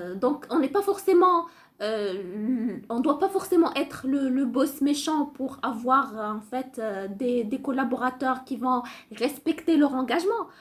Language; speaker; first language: French; non-native, local second language; Arabic